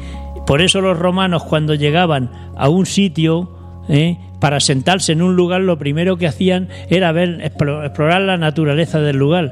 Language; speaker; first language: Spanish; native; Spanish